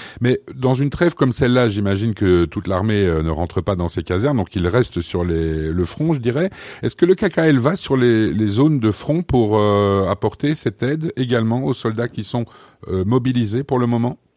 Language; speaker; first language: French; native; French